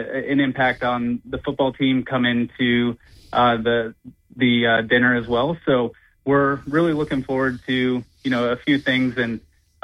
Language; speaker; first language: English; native; English